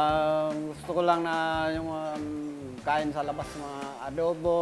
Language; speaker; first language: Filipino; non-native, learner; Vietnamese